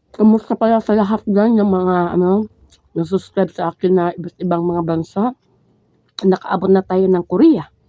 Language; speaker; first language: Filipino; non-native, local second language; Cebuano